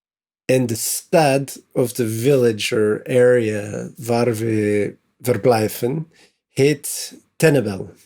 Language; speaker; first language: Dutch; non-native, learner; English